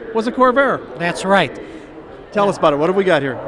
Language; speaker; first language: English; native; English